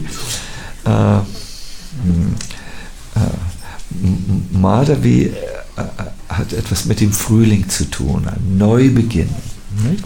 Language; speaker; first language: German; native; German